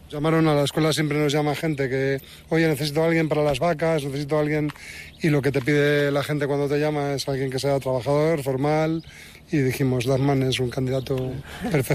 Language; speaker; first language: Spanish; native; Spanish